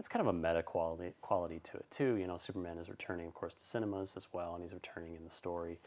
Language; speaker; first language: English; native; English